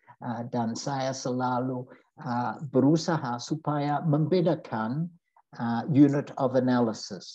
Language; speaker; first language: Indonesian; non-native, fluent; English